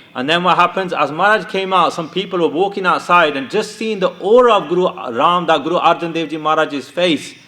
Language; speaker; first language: English; early bilingual, other home language; Punjabi